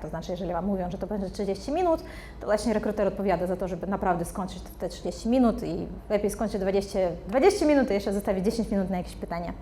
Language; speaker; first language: Polish; non-native, fluent; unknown